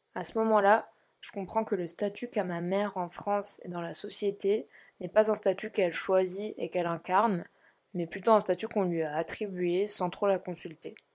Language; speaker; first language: French; native; French